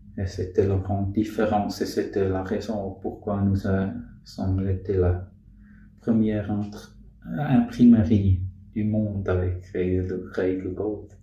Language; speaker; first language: French; non-native, local second language; Swiss German